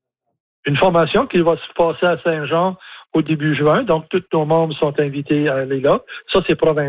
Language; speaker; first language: French; native; French